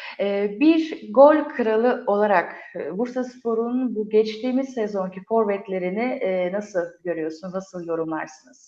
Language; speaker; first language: Turkish; native; Turkish